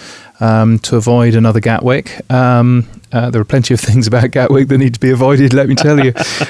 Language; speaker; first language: English; native; English